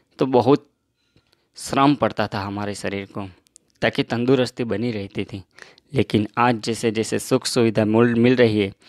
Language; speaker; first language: Hindi; non-native, local second language; Gujarati